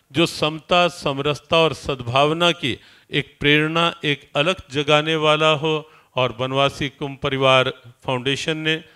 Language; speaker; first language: Hindi; native; Hindi